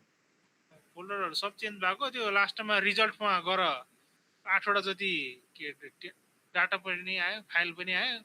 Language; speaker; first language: Nepali; native; Nepali